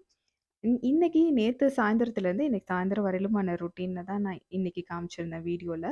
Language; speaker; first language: Tamil; native; Tamil